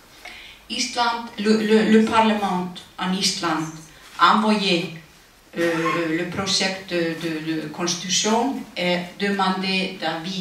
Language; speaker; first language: French; non-native, learner; Icelandic